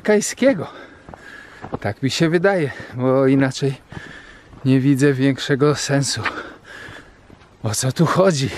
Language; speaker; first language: Polish; native; Polish